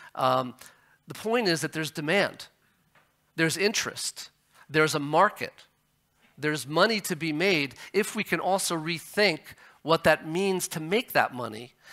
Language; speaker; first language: English; native; English